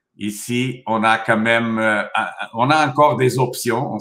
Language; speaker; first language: French; non-native, fluent; Portuguese